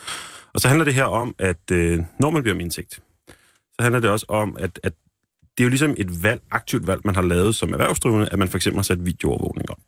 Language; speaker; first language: Danish; native; Danish